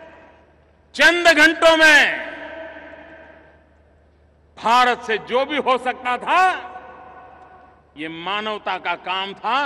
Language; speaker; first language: Hindi; non-native, local second language; Gujarati